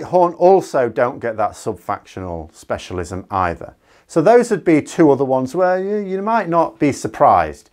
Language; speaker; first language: English; native; English